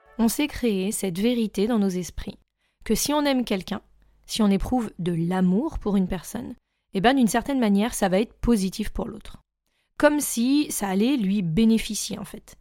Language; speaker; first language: French; native; French